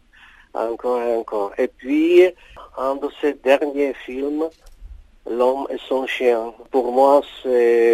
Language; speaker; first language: French; non-native, fluent; Czech